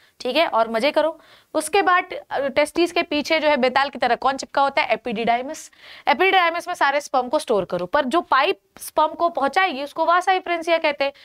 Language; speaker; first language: Hindi; native; Hindi